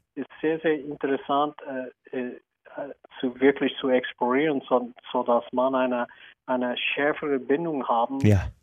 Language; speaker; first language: German; non-native, fluent; English